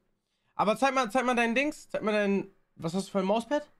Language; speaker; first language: German; native; German